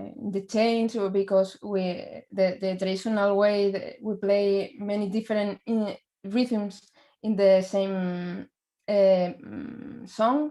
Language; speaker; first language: English; non-native, learner; Spanish